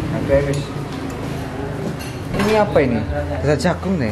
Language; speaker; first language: Indonesian; native; Indonesian